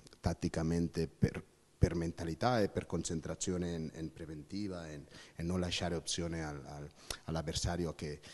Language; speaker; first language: Italian; non-native, fluent; Spanish